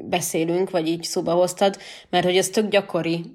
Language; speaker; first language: Hungarian; native; Hungarian